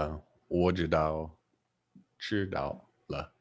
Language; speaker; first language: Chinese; non-native, learner; English